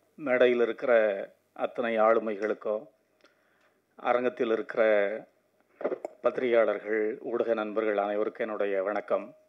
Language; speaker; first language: Tamil; native; Tamil